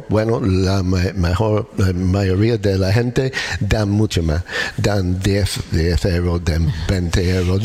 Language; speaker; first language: Spanish; non-native, learner; English